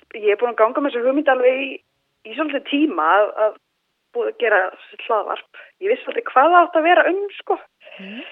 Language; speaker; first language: Icelandic; native; Icelandic